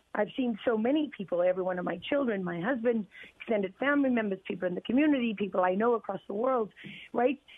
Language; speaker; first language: English; native; English